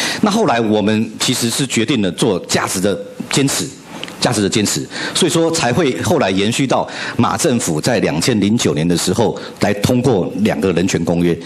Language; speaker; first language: Chinese; native; Chinese